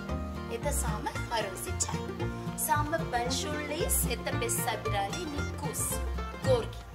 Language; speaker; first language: Russian; non-native, learner; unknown